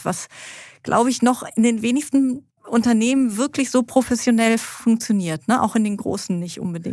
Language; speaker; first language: German; native; German